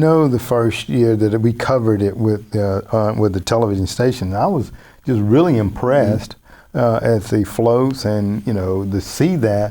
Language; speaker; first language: English; native; English